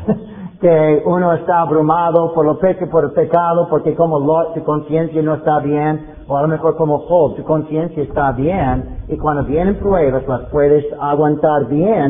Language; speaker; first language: Spanish; non-native, fluent; English